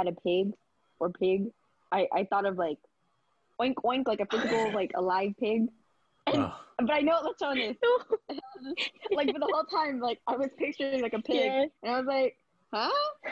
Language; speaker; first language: English; early bilingual, other home language; Vietnamese